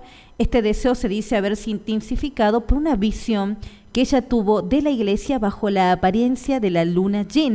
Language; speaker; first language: Spanish; native; Spanish